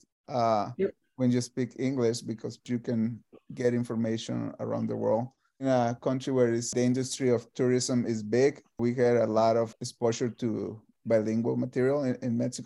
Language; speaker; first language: English; non-native, fluent; Spanish